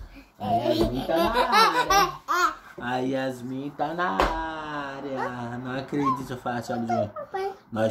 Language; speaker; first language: Portuguese; native; Portuguese